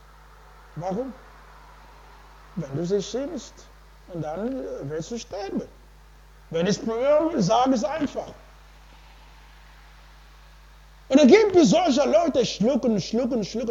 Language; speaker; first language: German; non-native, learner; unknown